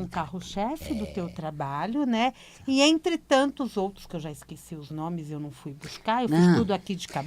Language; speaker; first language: Portuguese; native; Portuguese